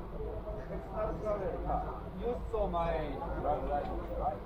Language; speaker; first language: English; non-native, learner; Chinese